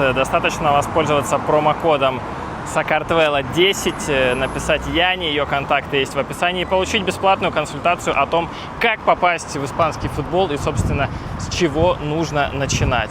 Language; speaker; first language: Russian; native; Russian